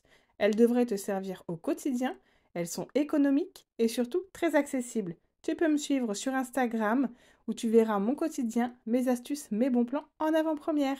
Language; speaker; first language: French; native; French